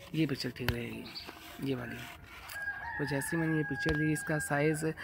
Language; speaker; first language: Urdu; non-native, local second language; Punjabi